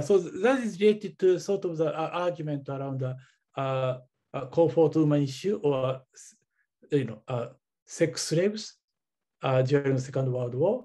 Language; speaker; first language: English; non-native, fluent; Japanese